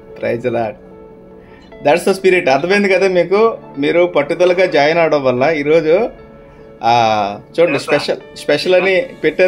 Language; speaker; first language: Telugu; native; Telugu